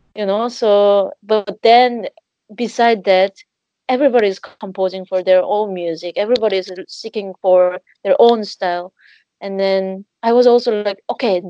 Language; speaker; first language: English; non-native, fluent; Korean